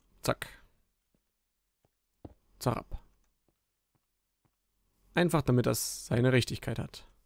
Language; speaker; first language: German; native; German